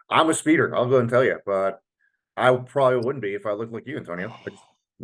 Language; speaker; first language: English; native; English